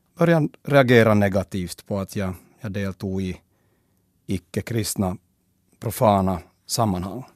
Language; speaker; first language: Swedish; native; Swedish